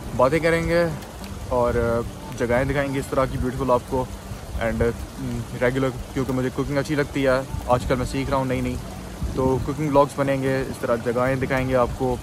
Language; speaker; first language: Urdu; native; Urdu